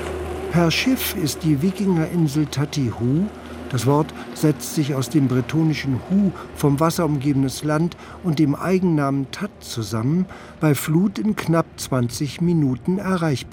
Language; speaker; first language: German; native; German